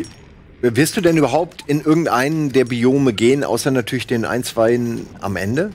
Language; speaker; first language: German; native; German